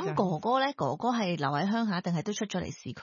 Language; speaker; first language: Cantonese; native; Cantonese